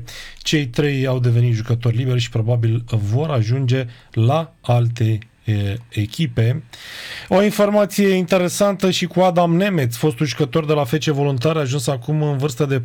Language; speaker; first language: Romanian; native; Romanian